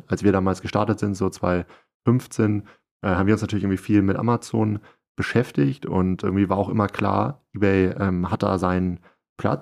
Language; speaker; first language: German; native; German